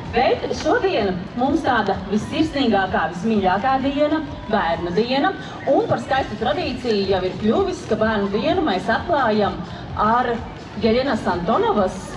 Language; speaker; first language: Latvian; native; Latvian